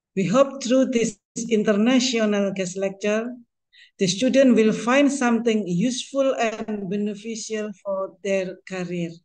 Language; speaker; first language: English; non-native, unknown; Indonesian